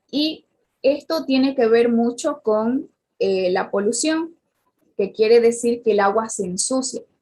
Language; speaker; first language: Spanish; native; Spanish